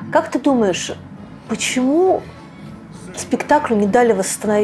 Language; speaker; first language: Russian; native; Russian